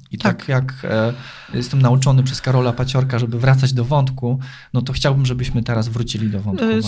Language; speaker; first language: Polish; native; Polish